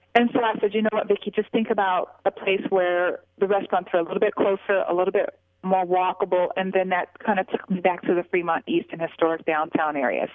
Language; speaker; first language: English; native; English